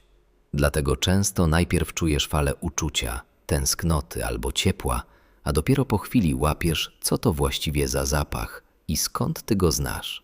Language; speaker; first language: Polish; native; Polish